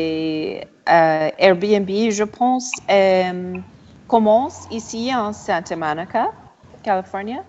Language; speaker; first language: French; non-native, learner; English